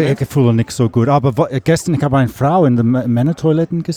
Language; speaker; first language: German; non-native, learner; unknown